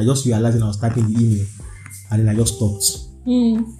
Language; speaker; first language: English; non-native, local second language; Yoruba